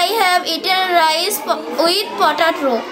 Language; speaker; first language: English; non-native, learner; Bangla